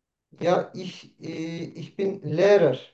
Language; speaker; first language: German; non-native, learner; Turkish